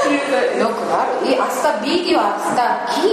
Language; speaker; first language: Spanish; non-native, learner; Japanese